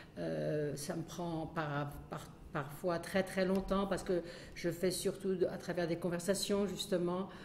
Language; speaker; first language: French; native; French